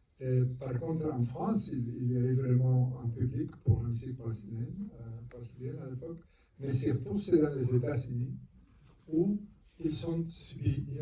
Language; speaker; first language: French; non-native, fluent; Spanish